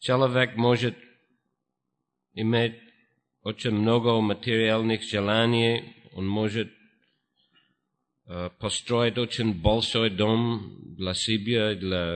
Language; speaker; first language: Russian; non-native, fluent; English